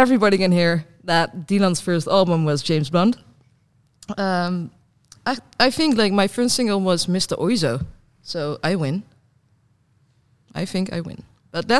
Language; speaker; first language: English; non-native, fluent; Dutch